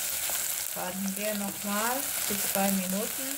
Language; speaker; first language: German; non-native, fluent; Persian